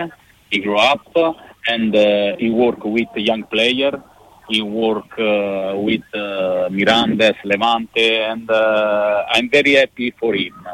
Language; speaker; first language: English; non-native, learner; Italian